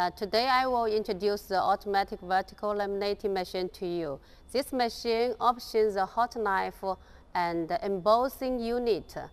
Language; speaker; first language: English; non-native, learner; Chinese